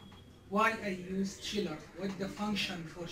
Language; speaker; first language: English; non-native, learner; Arabic